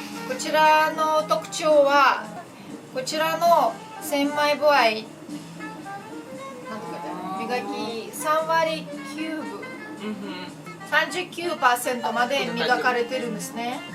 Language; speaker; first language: Japanese; non-native, fluent; Russian